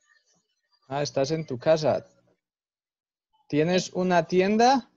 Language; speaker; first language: Spanish; native; Spanish